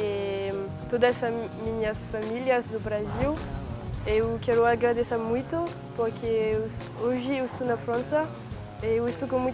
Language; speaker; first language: Portuguese; non-native, fluent; French